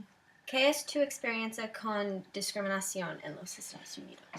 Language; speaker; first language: Spanish; non-native, learner; English